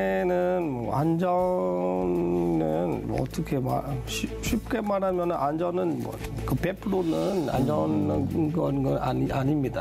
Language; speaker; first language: Korean; non-native, learner; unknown